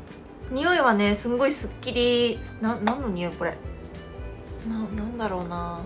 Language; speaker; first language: Japanese; non-native, fluent; Korean